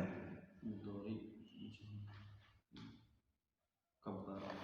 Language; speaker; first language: Arabic; non-native, learner; Indonesian